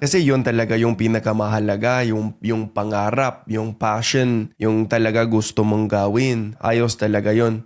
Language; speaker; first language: Filipino; non-native, fluent; English